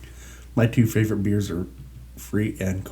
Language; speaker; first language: English; native; English